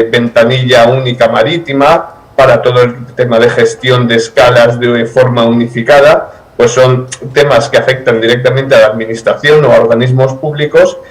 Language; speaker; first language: Spanish; native; Spanish